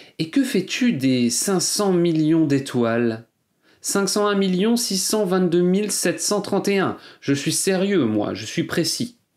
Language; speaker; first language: French; native; French